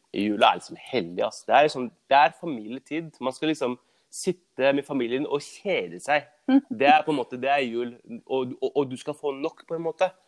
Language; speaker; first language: Norwegian; early bilingual, other home language; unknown